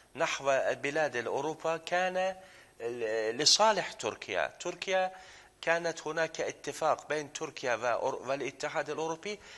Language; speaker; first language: Arabic; non-native, fluent; Turkish